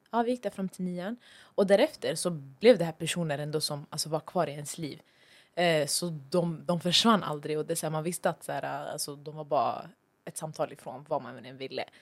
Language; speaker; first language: Swedish; early bilingual, other home language; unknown